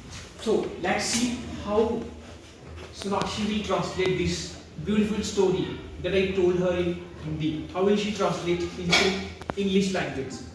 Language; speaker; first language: English; non-native, local second language; Hindi